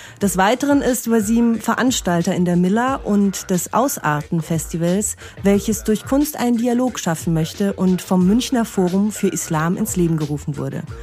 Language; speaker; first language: German; native; German